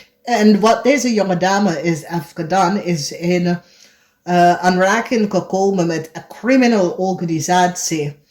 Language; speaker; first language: Dutch; non-native, fluent; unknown